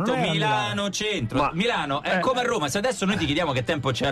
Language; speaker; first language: Italian; native; Italian